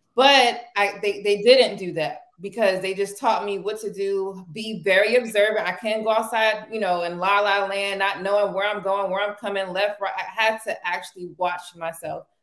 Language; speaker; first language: English; native; English